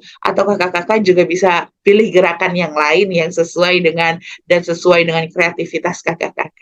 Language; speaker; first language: Indonesian; native; Indonesian